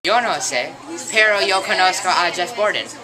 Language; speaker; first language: Spanish; non-native, learner; English